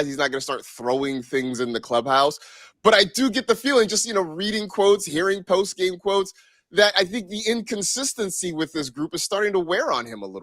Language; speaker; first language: English; native; English